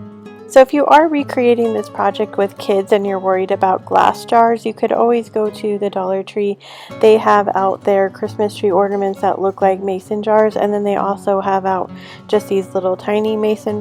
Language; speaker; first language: English; native; English